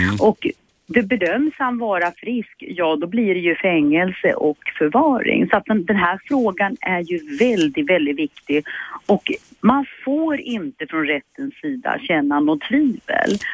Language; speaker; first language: Swedish; native; Swedish